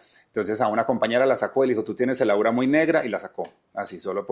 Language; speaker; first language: Spanish; native; Spanish